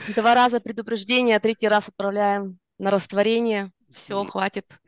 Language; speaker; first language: Russian; non-native, local second language; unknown